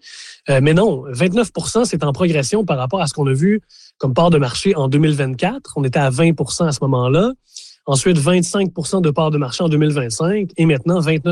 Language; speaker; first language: French; native; French